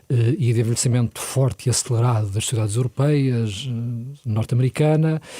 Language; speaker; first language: Portuguese; native; Portuguese